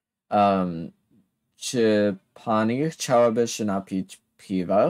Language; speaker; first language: Polish; non-native, learner; English